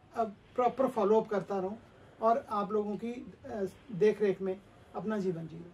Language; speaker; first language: Hindi; native; Hindi